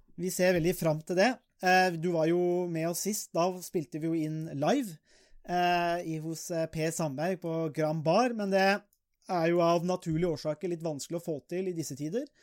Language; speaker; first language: Norwegian; native; Norwegian